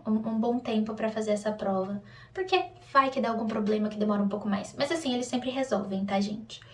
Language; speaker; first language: Portuguese; native; Portuguese